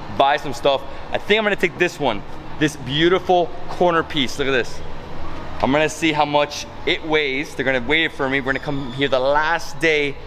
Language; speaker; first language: English; native; English